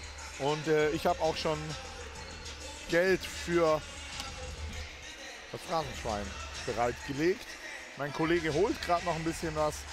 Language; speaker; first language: German; native; German